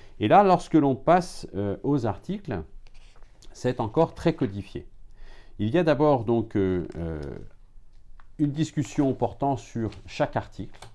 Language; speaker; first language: French; native; French